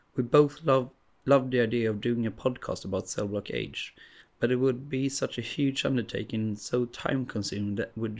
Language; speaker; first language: English; non-native, fluent; Swedish